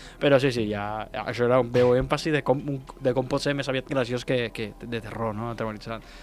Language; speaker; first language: Catalan; early bilingual, other home language; Spanish